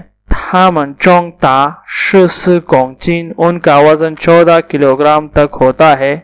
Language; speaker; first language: Chinese; non-native, fluent; Urdu